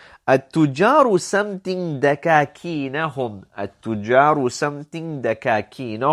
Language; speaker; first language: Arabic; non-native, fluent; English